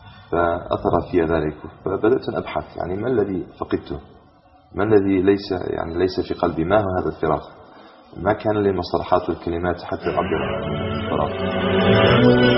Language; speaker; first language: Arabic; non-native, fluent; English